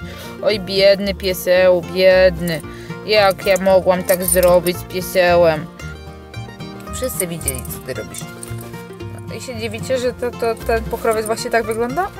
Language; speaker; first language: Polish; native; Polish